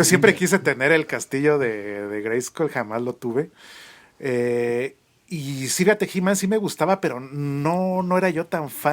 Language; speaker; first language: Spanish; native; Spanish